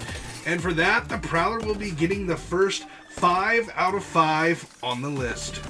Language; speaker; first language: English; native; English